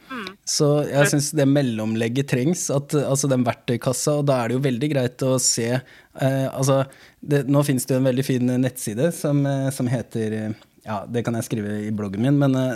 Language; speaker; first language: Norwegian; native; Norwegian